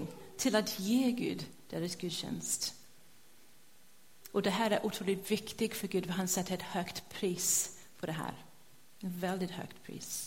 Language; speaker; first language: Swedish; non-native, fluent; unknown